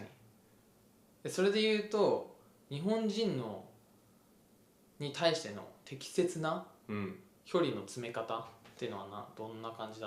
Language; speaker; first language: Japanese; native; Japanese